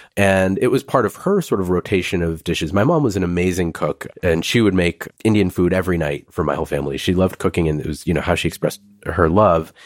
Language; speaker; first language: English; early bilingual, other home language; Hindi